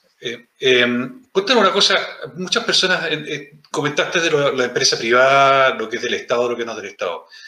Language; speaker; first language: Spanish; native; Spanish